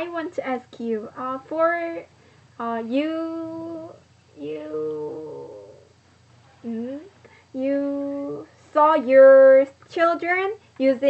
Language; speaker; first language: English; non-native, learner; Korean